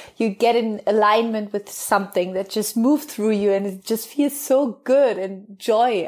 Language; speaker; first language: English; non-native, fluent; German